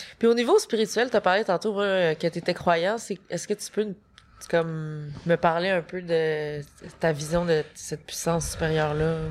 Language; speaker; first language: French; native; French